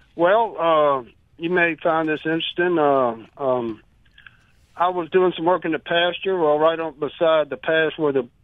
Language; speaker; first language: English; native; English